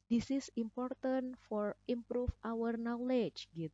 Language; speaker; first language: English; non-native, fluent; Indonesian